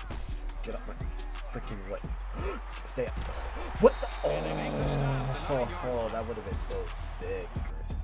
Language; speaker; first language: English; native; English